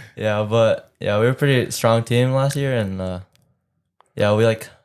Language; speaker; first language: English; early bilingual, other home language; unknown